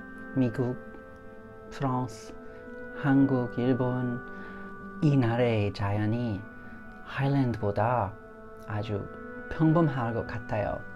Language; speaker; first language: Korean; non-native, learner; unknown